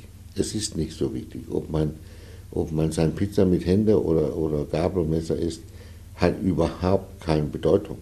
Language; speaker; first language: German; non-native, fluent; Danish